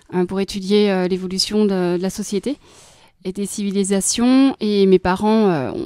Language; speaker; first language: French; native; French